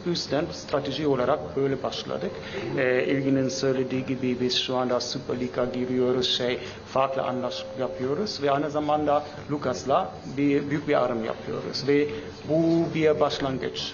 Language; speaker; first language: Turkish; non-native, learner; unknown